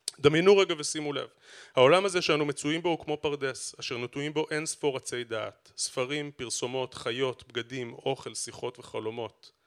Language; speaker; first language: Hebrew; native; Hebrew